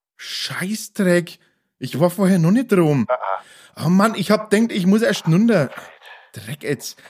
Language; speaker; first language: German; native; German